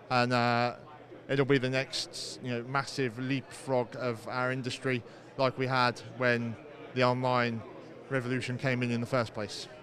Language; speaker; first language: English; native; English